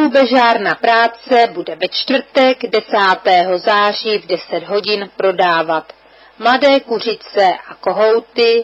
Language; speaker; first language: Czech; native; Czech